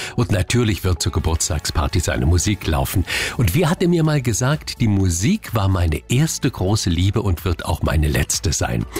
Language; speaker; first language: German; native; German